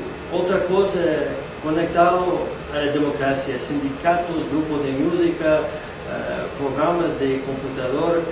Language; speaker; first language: Spanish; non-native, fluent; English